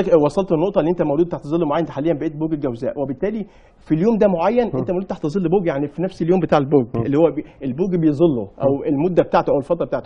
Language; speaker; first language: Arabic; native; Arabic